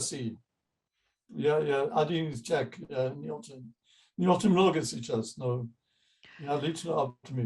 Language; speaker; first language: Russian; non-native, fluent; English